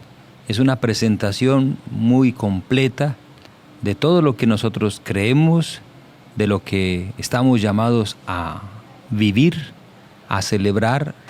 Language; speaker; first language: Spanish; native; Spanish